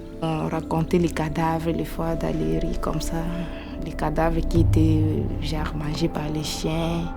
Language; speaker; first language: French; non-native, local second language; Swahili